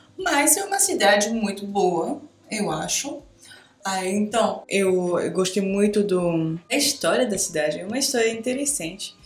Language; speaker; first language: Portuguese; non-native, fluent; French